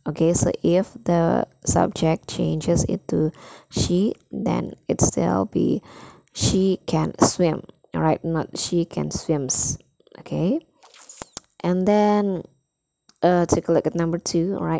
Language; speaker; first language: English; non-native, fluent; Indonesian